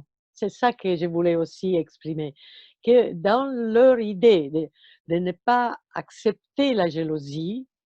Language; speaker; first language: French; non-native, fluent; Italian